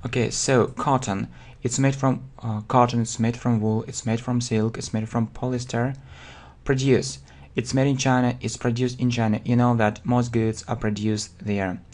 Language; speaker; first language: English; non-native, fluent; Russian